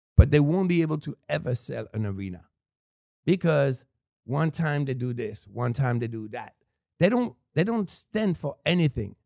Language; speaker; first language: English; non-native, fluent; French